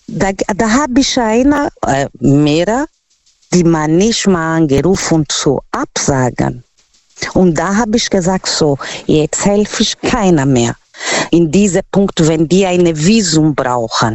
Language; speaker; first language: German; non-native, learner; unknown